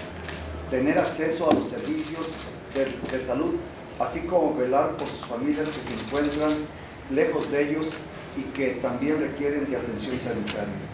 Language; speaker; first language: Spanish; native; Spanish